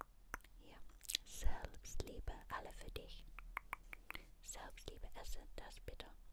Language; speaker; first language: German; non-native, learner; English